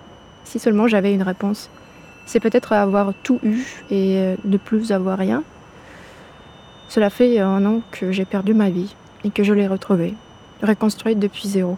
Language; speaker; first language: French; non-native, fluent; Ukrainian